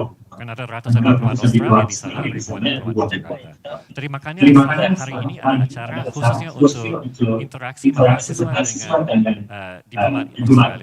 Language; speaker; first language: Indonesian; non-native, fluent; English